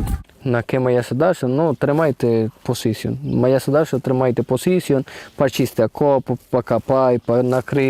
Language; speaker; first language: Ukrainian; non-native, learner; Spanish